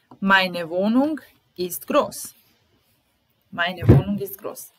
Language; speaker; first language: German; non-native, fluent; Serbian